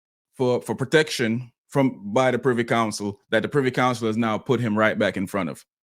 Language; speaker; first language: English; native; English